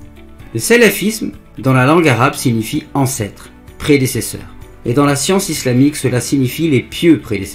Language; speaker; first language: French; native; French